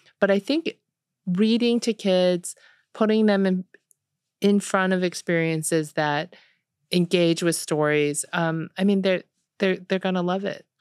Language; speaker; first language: English; early bilingual, other home language; Korean